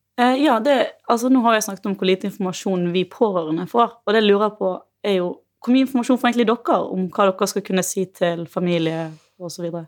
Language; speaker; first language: Norwegian; native; Norwegian